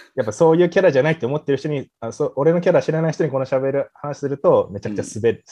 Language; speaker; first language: Japanese; native; Japanese